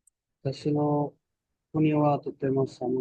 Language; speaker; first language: Japanese; non-native, learner; Indonesian